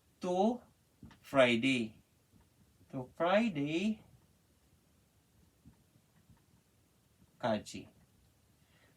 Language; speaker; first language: English; non-native, learner; Filipino